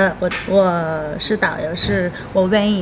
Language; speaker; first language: Chinese; non-native, fluent; Korean